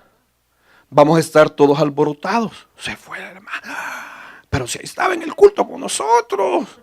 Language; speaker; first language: Spanish; native; Spanish